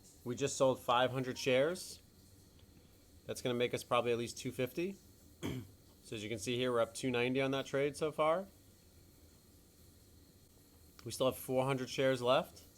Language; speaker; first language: English; native; English